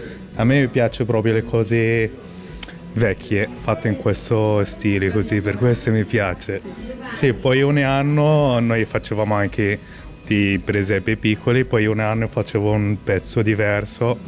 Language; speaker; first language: Italian; non-native, fluent; Arabic